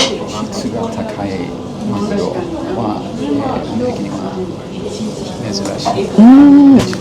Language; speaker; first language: Japanese; non-native, learner; English